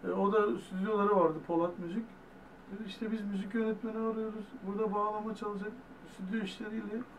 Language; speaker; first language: Turkish; native; Turkish